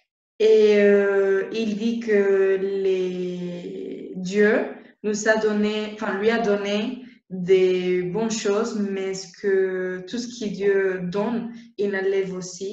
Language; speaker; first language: French; non-native, fluent; Spanish